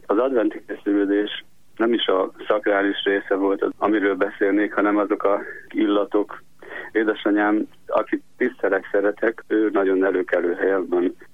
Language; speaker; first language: Hungarian; native; Hungarian